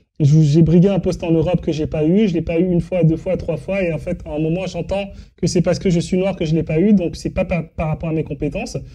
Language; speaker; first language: French; early bilingual, other home language; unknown